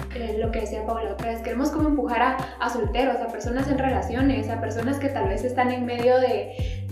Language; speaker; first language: Spanish; native; Spanish